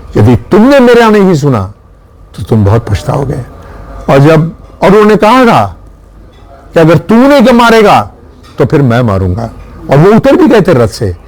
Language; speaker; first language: Hindi; native; Hindi